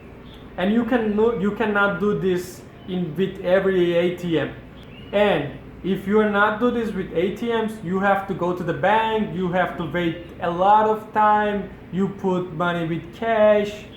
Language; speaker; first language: English; non-native, fluent; Turkish